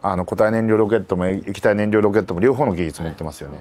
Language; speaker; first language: Japanese; native; Japanese